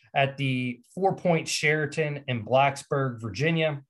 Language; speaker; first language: English; native; English